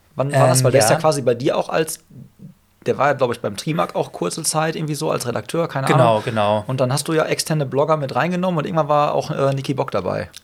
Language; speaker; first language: German; native; German